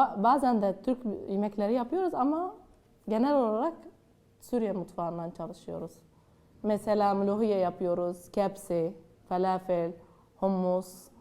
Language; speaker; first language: Turkish; non-native, fluent; Arabic